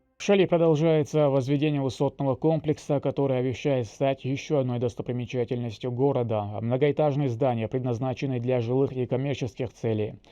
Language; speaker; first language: Russian; non-native, local second language; Chechen